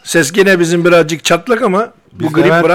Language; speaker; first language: Turkish; native; Turkish